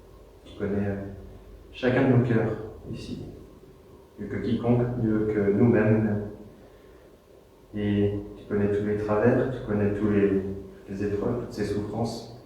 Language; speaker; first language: French; native; French